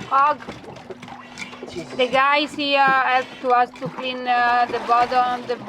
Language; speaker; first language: English; non-native, learner; Spanish